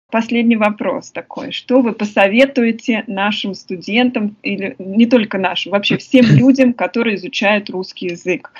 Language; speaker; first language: Russian; native; Russian